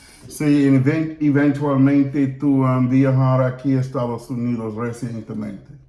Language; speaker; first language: Spanish; non-native, learner; English